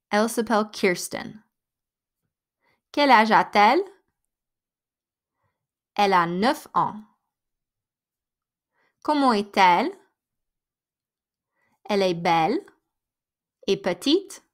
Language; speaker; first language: French; non-native, fluent; English